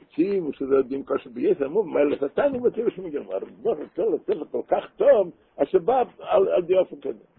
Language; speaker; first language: Hebrew; non-native, local second language; Yiddish